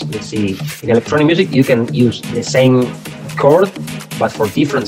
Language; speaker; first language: English; non-native, fluent; Spanish